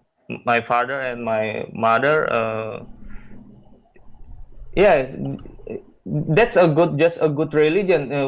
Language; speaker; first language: English; non-native, learner; Indonesian